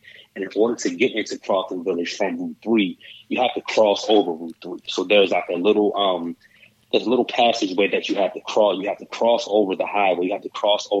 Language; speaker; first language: English; native; English